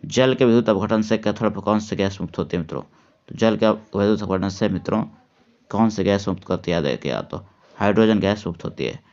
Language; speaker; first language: Hindi; native; Hindi